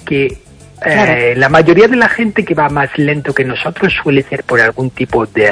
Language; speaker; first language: Spanish; non-native, fluent; English